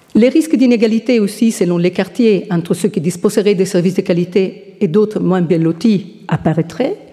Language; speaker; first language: French; non-native, fluent; Italian